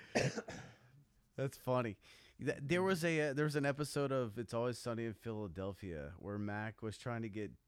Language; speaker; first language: English; native; English